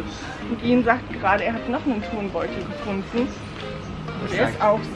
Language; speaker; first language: German; native; German